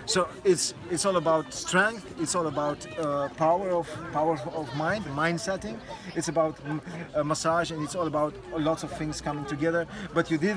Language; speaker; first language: English; non-native, fluent; Romanian